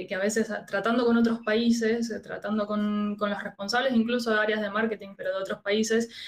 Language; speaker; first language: Spanish; native; Spanish